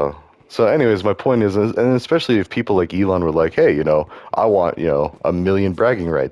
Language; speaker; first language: English; native; English